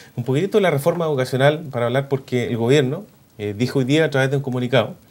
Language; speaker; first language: Spanish; native; Spanish